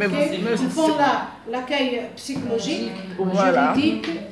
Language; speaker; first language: French; non-native, fluent; Portuguese